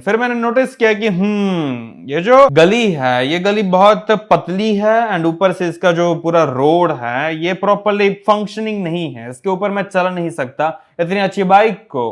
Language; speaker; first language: Hindi; non-native, local second language; Gujarati